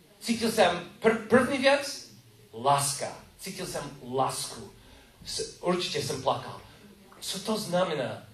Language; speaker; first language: Czech; non-native, learner; English